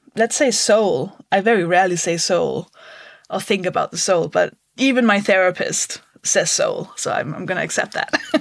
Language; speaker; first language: English; non-native, fluent; Danish